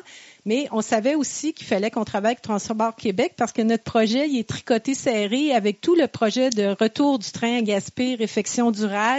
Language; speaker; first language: French; native; French